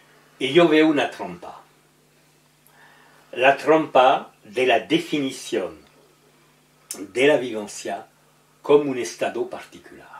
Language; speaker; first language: Spanish; non-native, learner; French